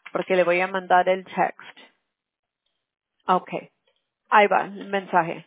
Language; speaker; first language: Spanish; early bilingual, heritage; Spanish